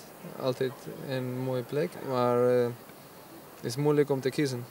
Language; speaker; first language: Dutch; non-native, learner; Ukrainian